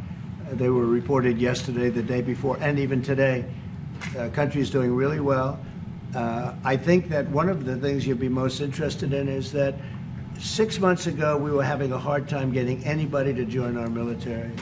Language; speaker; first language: English; native; English